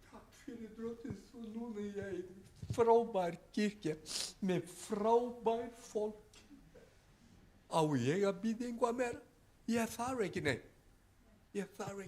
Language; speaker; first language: Icelandic; non-native, learner; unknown